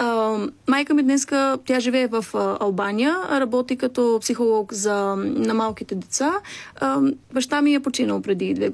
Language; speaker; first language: Bulgarian; early bilingual, heritage; Albanian